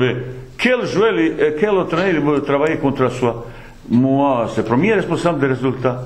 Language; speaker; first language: French; non-native, fluent; Bosnian